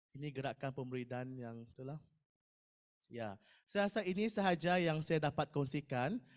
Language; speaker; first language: Malay; non-native, local second language; Iban